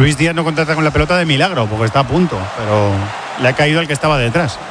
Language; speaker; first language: Spanish; native; Spanish